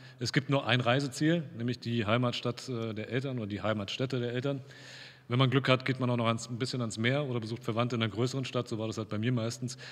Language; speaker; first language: German; native; German